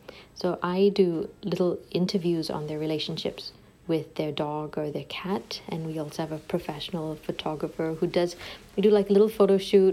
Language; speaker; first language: English; native; English